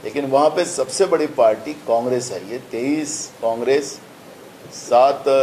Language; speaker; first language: Hindi; non-native, local second language; Marathi